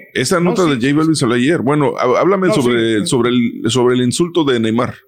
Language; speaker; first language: Spanish; early bilingual, heritage; Spanish